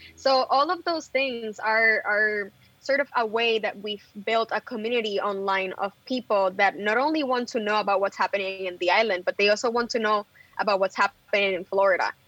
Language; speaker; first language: English; non-native, fluent; Spanish